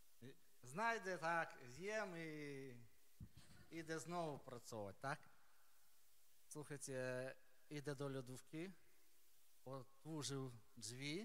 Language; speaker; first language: Polish; non-native, learner; Ukrainian